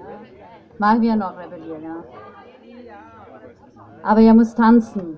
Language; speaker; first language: German; non-native, learner; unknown